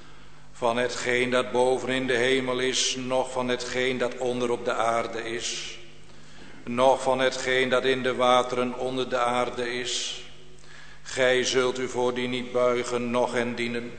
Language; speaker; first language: Dutch; native; Dutch